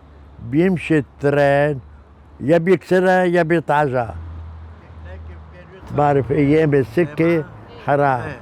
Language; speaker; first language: Arabic; native; Arabic